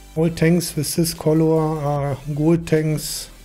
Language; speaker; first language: English; non-native, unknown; German